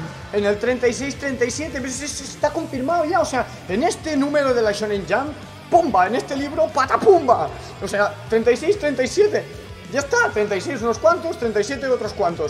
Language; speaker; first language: Spanish; native; Spanish